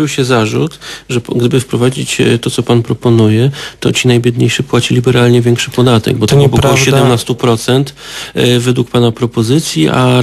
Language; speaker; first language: Polish; native; Polish